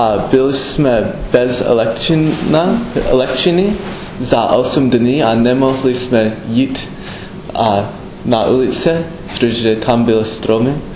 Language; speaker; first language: Czech; non-native, learner; English